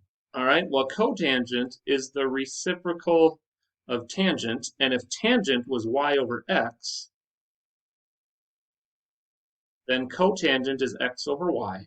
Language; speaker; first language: English; native; English